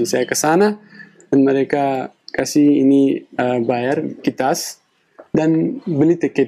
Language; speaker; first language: Indonesian; non-native, fluent; Pashto